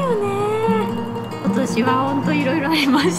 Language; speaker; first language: Japanese; native; Japanese